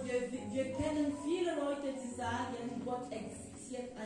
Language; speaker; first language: German; non-native, fluent; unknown